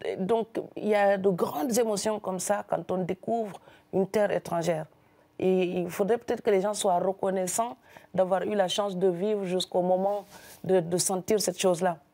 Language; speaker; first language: French; non-native, local second language; Serer